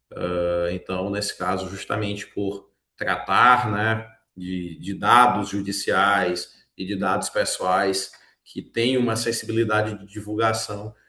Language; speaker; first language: Portuguese; native; Portuguese